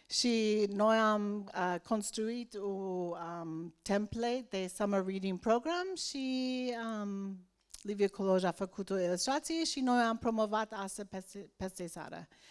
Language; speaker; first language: Romanian; non-native, learner; English